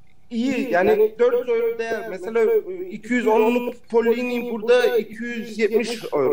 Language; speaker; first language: Turkish; early bilingual, heritage; Turkish